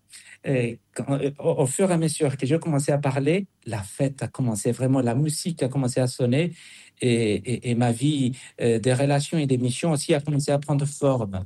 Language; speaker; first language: French; non-native, fluent; Spanish